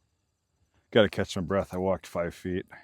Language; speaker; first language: English; native; English